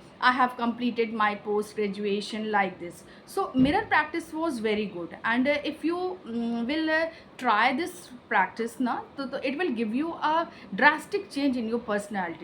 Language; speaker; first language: English; non-native, local second language; Hindi